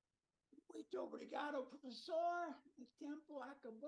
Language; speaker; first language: Portuguese; non-native, learner; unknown